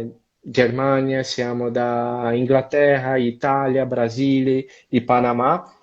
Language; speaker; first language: Italian; non-native, learner; Portuguese